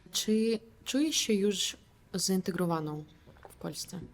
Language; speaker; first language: Polish; non-native, fluent; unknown